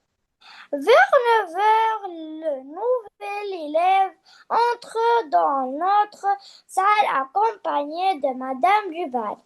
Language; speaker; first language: French; non-native, learner; Arabic